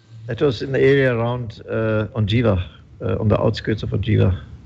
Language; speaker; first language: English; non-native, local second language; Afrikaans